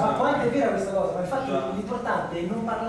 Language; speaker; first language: Italian; native; Italian